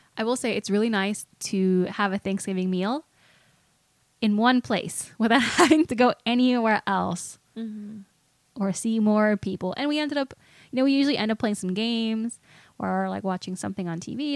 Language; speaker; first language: English; early bilingual, other home language; Spanish